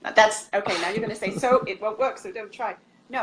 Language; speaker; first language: English; native; English